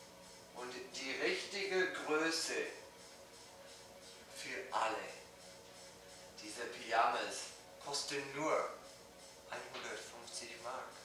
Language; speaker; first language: German; non-native, learner; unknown